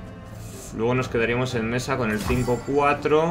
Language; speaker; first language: Spanish; native; Spanish